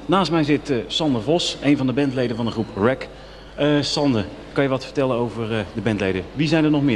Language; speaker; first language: Dutch; native; Dutch